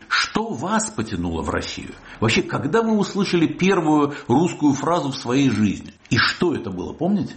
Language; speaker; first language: Russian; native; Russian